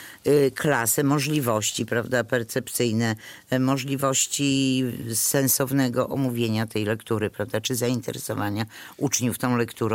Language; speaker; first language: Polish; native; Polish